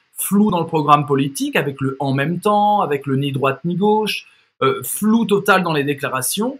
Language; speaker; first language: French; native; French